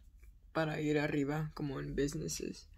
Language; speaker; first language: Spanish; early bilingual, heritage; Spanish